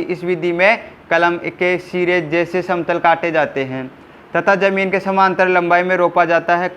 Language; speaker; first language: Hindi; native; Hindi